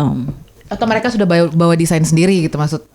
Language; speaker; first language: Indonesian; native; Indonesian